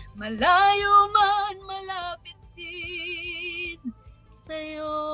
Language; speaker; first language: Cebuano; non-native, local second language; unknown